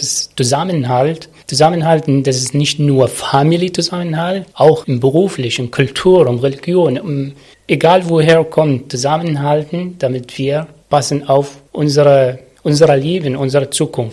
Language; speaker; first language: German; non-native, learner; Arabic